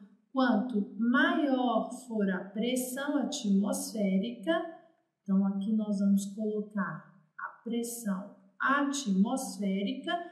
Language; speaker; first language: Portuguese; native; Portuguese